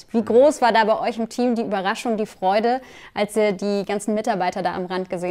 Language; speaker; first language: German; native; German